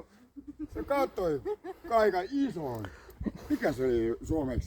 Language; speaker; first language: Finnish; non-native, learner; Estonian